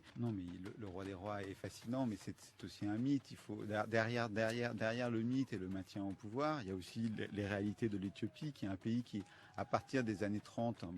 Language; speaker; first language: French; native; French